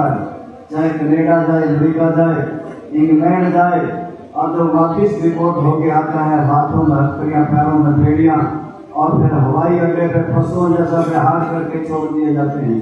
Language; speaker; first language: Hindi; native; Hindi